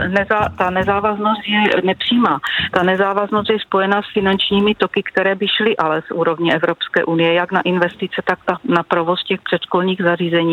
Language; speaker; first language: Czech; native; Czech